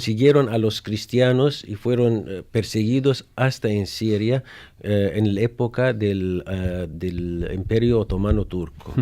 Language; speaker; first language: Spanish; non-native, fluent; Arabic